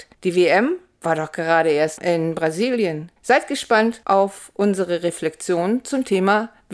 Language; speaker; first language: German; native; German